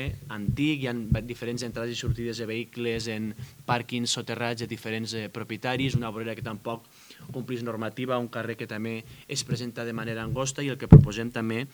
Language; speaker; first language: Catalan; native; Catalan